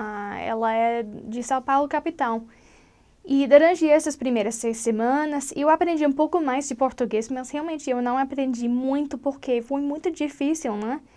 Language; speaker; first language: Portuguese; non-native, learner; English